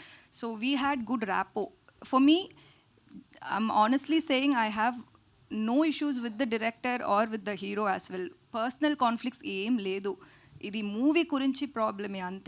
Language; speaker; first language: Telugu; non-native, local second language; Tamil